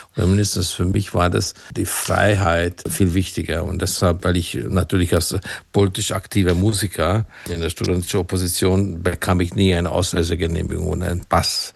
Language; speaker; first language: German; non-native, fluent; Hungarian